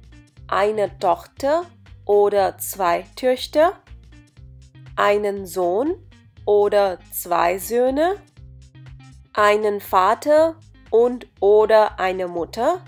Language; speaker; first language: German; non-native, fluent; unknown